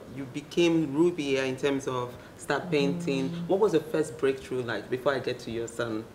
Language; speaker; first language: English; non-native, local second language; Igbo